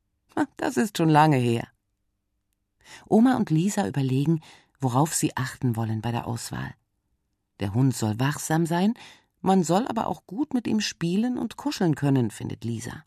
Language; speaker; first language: German; native; German